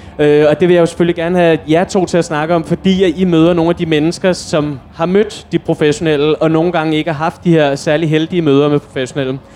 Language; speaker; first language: Danish; native; Danish